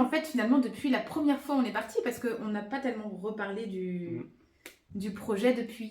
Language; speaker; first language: French; native; French